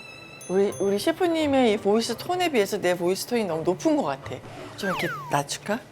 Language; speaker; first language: Korean; native; Korean